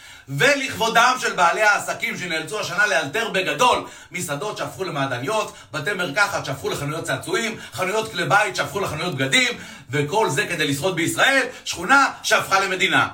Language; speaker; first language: Hebrew; native; Hebrew